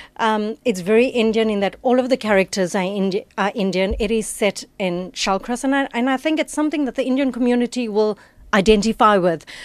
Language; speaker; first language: English; native; English